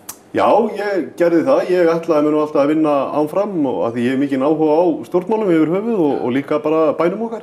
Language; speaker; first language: Icelandic; native; Icelandic